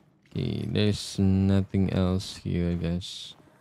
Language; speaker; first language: English; non-native, local second language; Malay